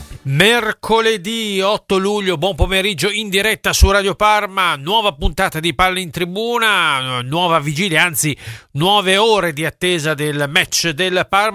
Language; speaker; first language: Italian; native; Italian